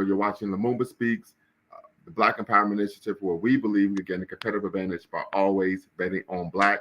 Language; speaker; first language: English; native; English